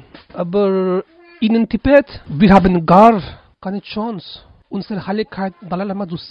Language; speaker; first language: German; non-native, learner; Tibetan